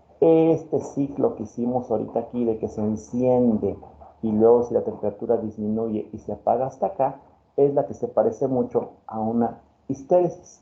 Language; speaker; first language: Spanish; native; Spanish